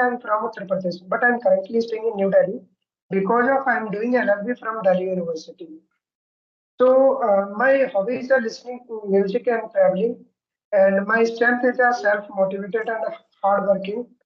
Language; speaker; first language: English; non-native, learner; Hindi